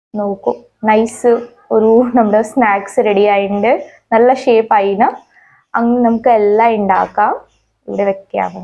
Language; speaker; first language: Malayalam; non-native, local second language; Hindi